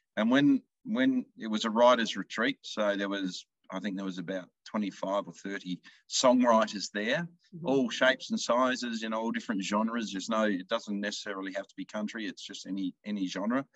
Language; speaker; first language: English; native; English